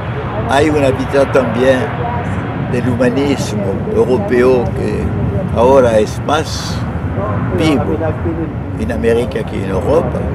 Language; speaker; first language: Spanish; non-native, fluent; French